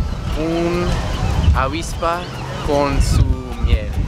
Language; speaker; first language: Spanish; early bilingual, heritage; English